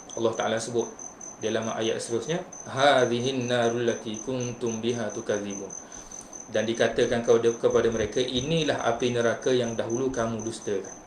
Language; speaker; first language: Malay; native; Malay